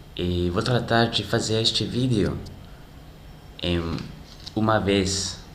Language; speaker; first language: Portuguese; non-native, learner; French